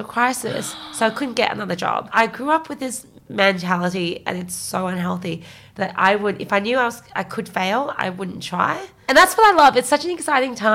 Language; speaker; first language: English; early bilingual, other home language; Chinese